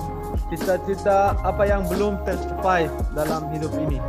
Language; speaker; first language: Indonesian; non-native, learner; Dutch